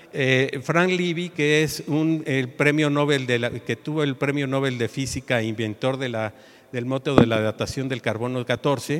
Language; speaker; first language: Spanish; native; Spanish